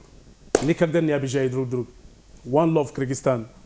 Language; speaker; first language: Russian; non-native, learner; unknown